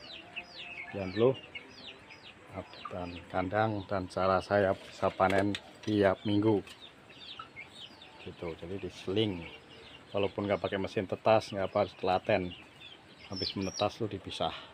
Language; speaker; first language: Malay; non-native, local second language; Javanese